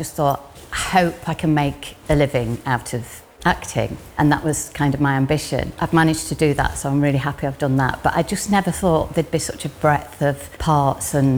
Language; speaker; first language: English; native; English